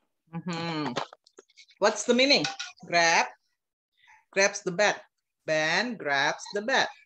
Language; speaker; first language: English; non-native, fluent; Indonesian